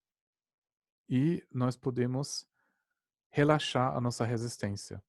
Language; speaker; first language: Portuguese; non-native, fluent; German